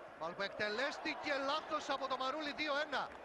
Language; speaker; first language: Greek; native; Greek